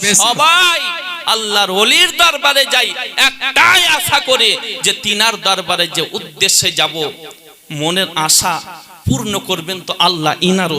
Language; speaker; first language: Bangla; native; Bangla